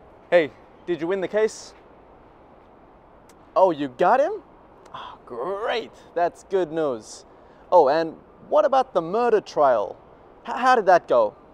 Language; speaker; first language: English; native; English